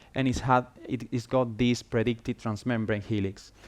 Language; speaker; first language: English; non-native, fluent; Spanish